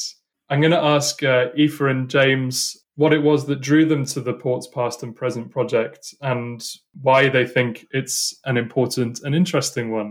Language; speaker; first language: English; native; English